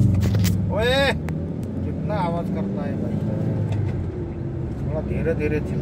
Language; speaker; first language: Hindi; non-native, learner; Nepali